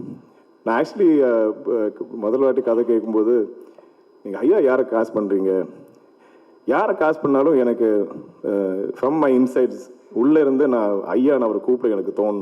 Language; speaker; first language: Tamil; non-native, local second language; Malayalam